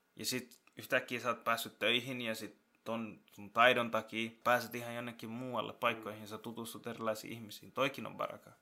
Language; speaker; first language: Finnish; early bilingual, other home language; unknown